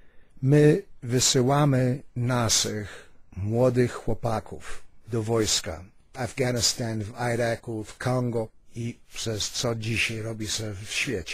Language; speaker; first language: Polish; early bilingual, heritage; Polish